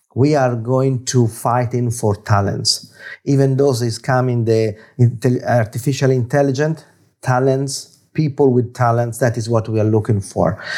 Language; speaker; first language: English; non-native, fluent; Italian